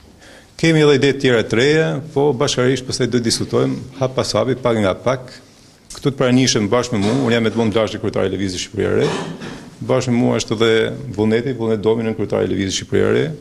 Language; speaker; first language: Albanian; native; Albanian